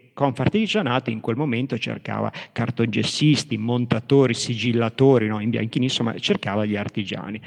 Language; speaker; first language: Italian; native; Italian